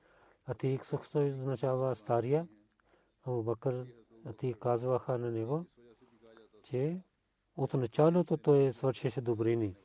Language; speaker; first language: Bulgarian; non-native, learner; Urdu